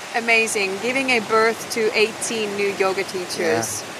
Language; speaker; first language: English; non-native, fluent; Finnish